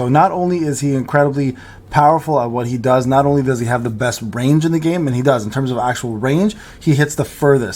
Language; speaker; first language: English; native; English